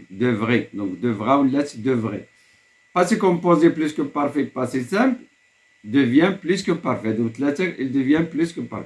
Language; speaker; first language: French; non-native, local second language; Arabic